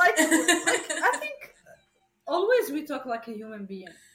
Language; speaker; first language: English; non-native, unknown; Arabic